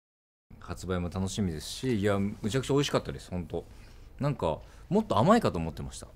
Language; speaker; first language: Japanese; native; Japanese